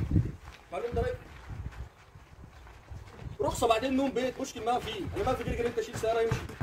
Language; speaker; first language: Arabic; non-native, learner; Filipino